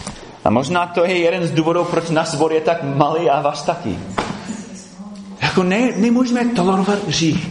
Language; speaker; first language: Czech; non-native, fluent; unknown